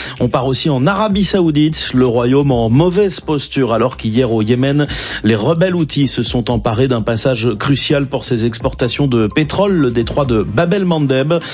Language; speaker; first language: French; native; French